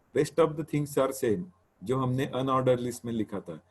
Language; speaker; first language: Hindi; non-native, local second language; Marathi